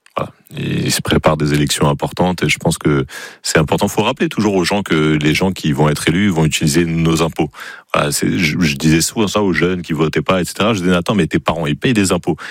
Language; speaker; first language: French; native; French